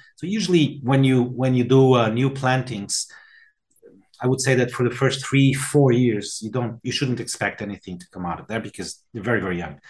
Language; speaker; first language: English; non-native, fluent; Portuguese